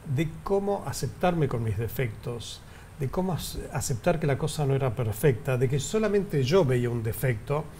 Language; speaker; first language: Spanish; native; Spanish